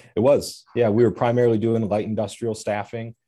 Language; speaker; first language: English; native; English